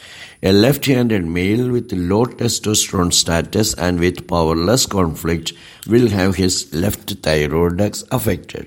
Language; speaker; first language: English; non-native, local second language; Malayalam